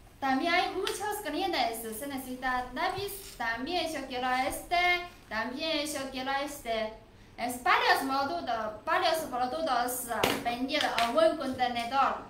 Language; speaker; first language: Spanish; non-native, learner; Chinese